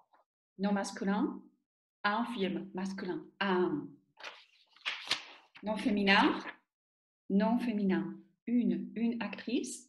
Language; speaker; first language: French; non-native, fluent; Slovak